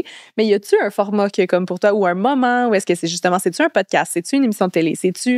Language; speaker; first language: French; native; French